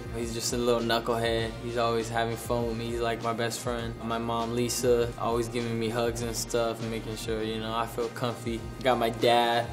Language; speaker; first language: English; native; English